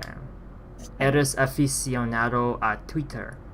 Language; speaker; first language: Spanish; non-native, learner; English